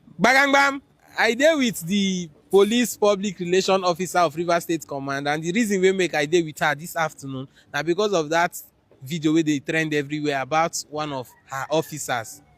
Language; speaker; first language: Nigerian Pidgin; non-native, local second language; Igbo